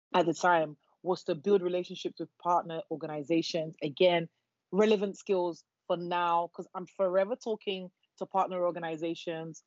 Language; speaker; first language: English; non-native, local second language; Yoruba